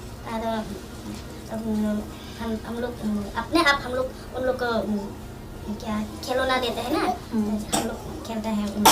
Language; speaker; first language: Hindi; non-native, local second language; Garo